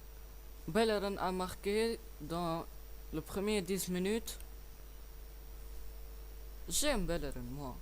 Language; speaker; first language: French; non-native, learner; English